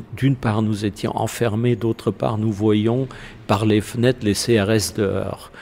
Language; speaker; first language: French; non-native, fluent; German